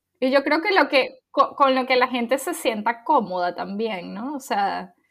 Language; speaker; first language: Spanish; native; Spanish